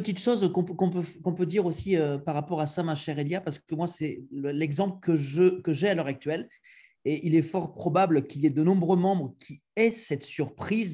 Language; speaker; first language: French; native; French